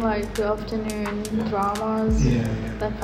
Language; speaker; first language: English; non-native, fluent; Morisyen